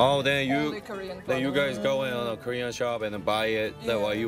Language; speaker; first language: English; non-native, learner; Korean